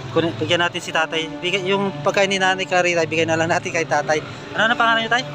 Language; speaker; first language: Filipino; native; Filipino